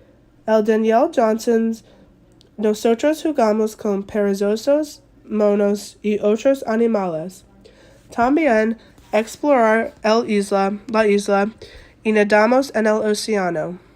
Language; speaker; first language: Spanish; non-native, learner; English